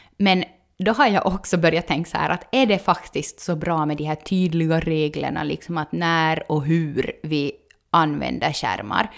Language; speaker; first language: Swedish; native; Swedish